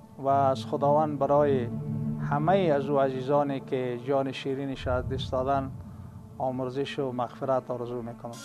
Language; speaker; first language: Persian; native; Persian